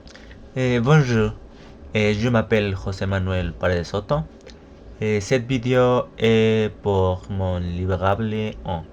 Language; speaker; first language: French; non-native, learner; Spanish